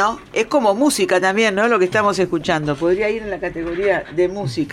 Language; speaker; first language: Spanish; native; Spanish